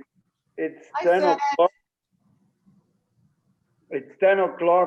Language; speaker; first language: English; non-native, fluent; Arabic